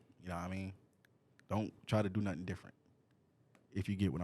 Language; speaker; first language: English; native; English